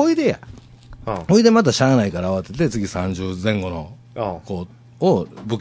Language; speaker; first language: Japanese; native; Japanese